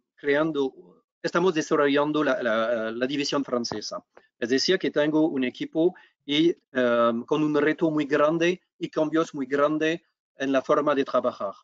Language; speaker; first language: Spanish; non-native, fluent; French